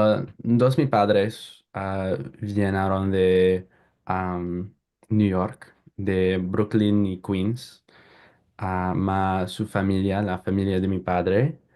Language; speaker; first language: Spanish; non-native, learner; English